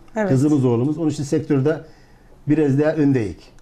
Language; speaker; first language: Turkish; native; Turkish